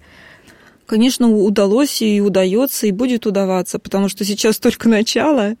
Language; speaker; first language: Russian; native; Russian